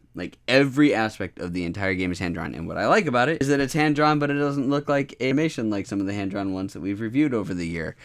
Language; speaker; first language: English; native; English